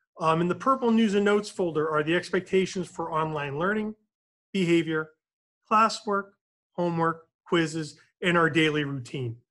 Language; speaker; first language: English; native; English